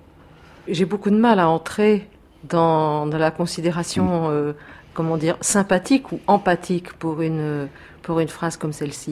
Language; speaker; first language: French; native; French